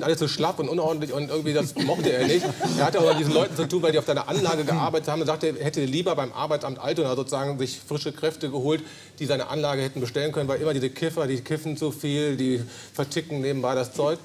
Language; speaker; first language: German; native; German